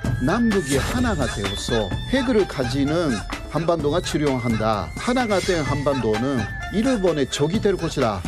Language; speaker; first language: Korean; non-native, fluent; Japanese